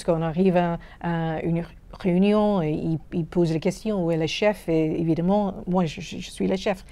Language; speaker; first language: French; non-native, fluent; English